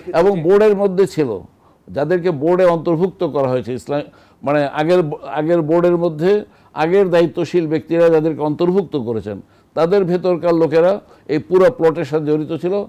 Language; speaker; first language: Bangla; native; Bangla